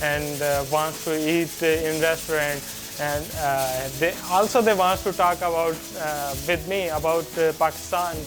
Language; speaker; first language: English; non-native, learner; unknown